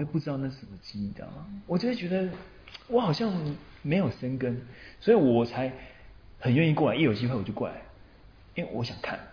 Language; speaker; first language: Chinese; native; Chinese